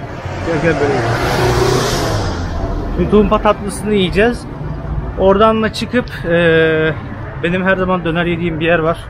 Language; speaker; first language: Turkish; native; Turkish